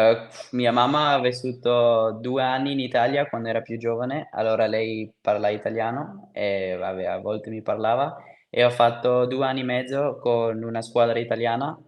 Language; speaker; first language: Italian; non-native, fluent; Swiss German